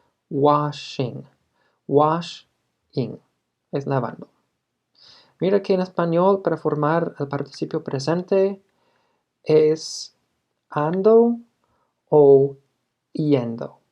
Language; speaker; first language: Spanish; non-native, fluent; English